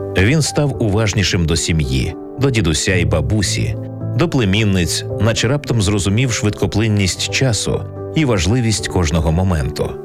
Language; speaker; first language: Ukrainian; native; Ukrainian